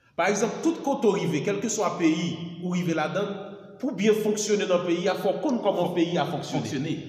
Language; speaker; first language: French; non-native, local second language; Haitian Creole